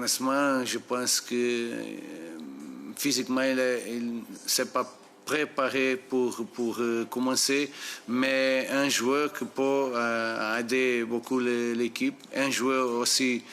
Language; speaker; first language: French; non-native, fluent; Portuguese